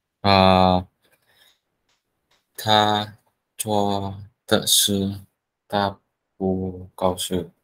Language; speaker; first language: Chinese; non-native, learner; Vietnamese